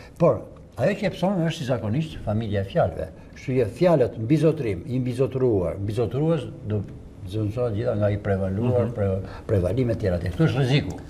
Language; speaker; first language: Albanian; native; Albanian